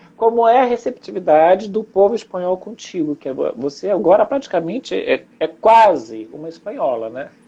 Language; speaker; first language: Portuguese; native; Portuguese